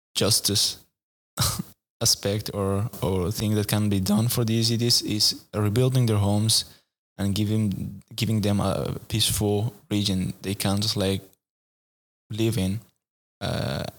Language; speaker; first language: English; non-native, fluent; Arabic